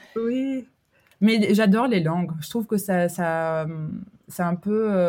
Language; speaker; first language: French; early bilingual, other home language; Albanian